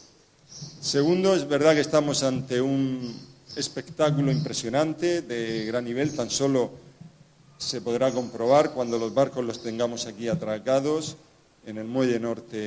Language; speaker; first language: Spanish; native; Spanish